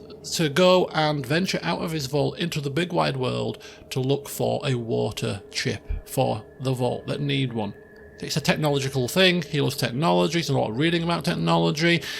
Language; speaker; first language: English; native; English